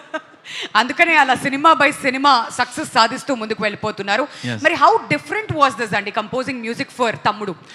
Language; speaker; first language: Telugu; native; Telugu